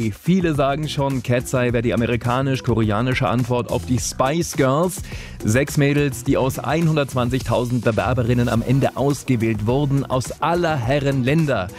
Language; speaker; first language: German; native; German